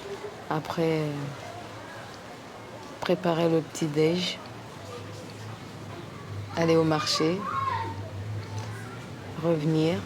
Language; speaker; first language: French; non-native, local second language; Comorian